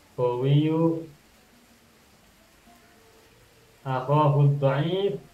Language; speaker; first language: Arabic; non-native, fluent; Indonesian